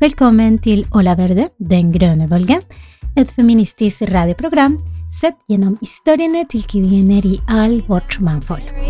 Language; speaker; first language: Norwegian; non-native, fluent; Spanish